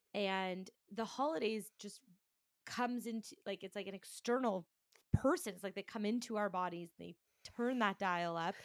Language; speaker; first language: English; native; English